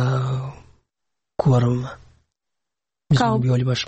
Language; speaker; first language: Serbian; non-native, learner; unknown